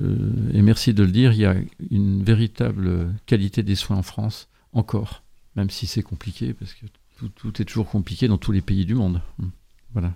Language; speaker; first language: French; native; French